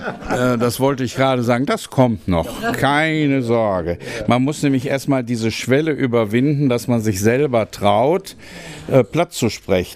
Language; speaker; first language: German; native; German